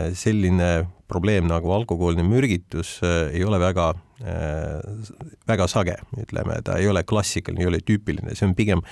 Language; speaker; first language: Estonian; non-native, local second language; Russian